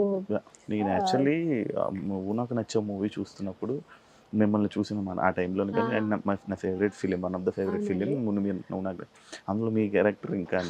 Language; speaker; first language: Telugu; native; Telugu